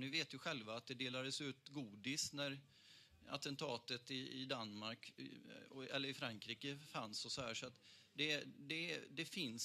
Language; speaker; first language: Swedish; native; Swedish